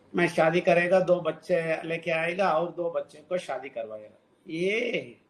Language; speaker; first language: Hindi; non-native, local second language; Telugu